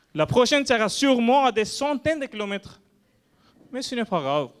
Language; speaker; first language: French; non-native, fluent; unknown